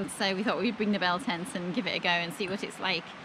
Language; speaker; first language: English; native; English